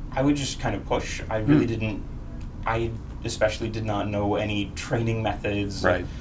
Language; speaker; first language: English; native; English